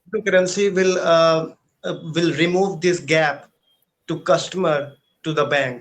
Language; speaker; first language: English; non-native, learner; Hindi